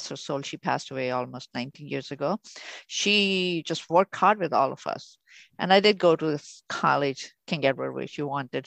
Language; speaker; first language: English; non-native, local second language; Urdu